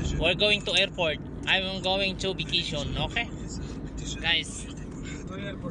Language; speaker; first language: English; non-native, learner; Filipino